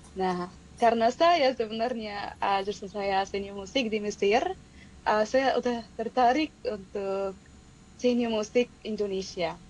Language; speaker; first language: Indonesian; non-native, fluent; Arabic